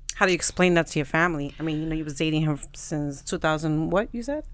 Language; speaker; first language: English; native; English